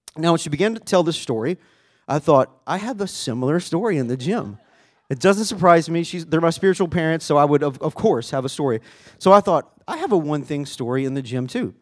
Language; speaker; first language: English; native; English